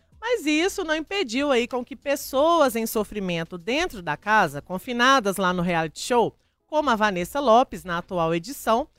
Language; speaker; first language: Portuguese; native; Portuguese